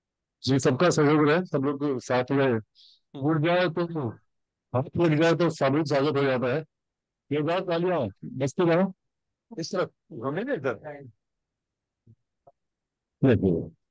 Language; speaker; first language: Hindi; native; Hindi